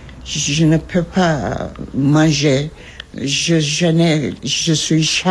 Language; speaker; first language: French; early bilingual, other home language; Armenian